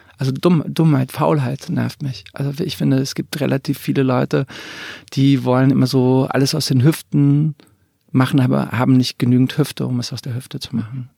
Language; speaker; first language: German; early bilingual, other home language; Croatian